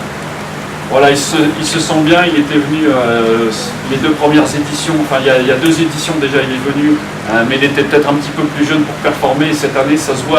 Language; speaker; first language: French; native; French